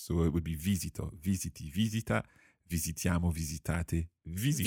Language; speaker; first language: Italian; non-native, fluent; English